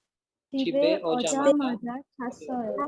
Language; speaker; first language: Korean; non-native, learner; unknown